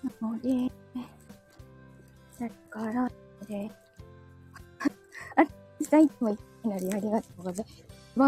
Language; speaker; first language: Japanese; native; Japanese